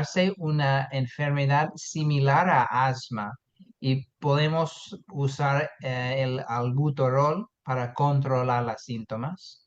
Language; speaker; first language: Spanish; non-native, fluent; English